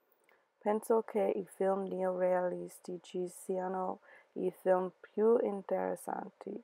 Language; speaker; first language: Italian; non-native, learner; English